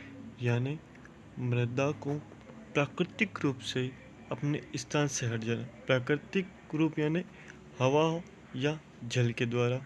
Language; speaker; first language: Hindi; native; Hindi